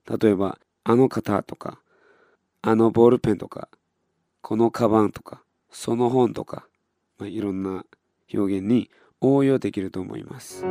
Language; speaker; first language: Japanese; non-native, fluent; Korean